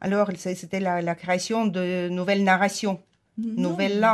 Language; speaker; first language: French; non-native, fluent; Ukrainian